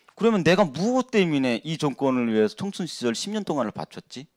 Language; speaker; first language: Korean; native; Korean